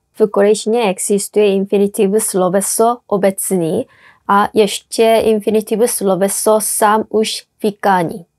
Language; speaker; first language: Czech; non-native, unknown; Korean